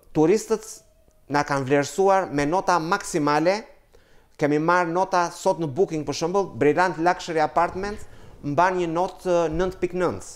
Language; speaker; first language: Albanian; native; Albanian